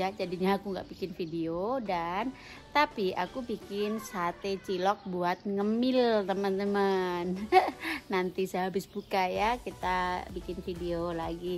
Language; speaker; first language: Indonesian; non-native, local second language; Javanese